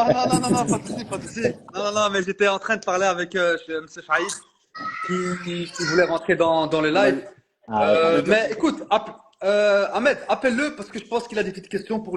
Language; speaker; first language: French; native; French